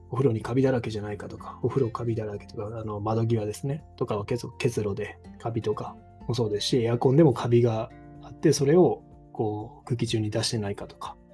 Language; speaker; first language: Japanese; native; Japanese